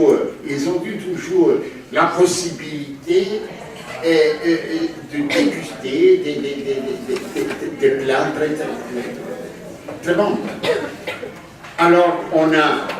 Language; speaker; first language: French; non-native, fluent; Greek